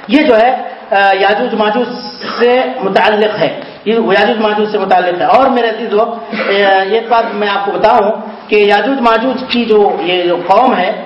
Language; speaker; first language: Urdu; native; Urdu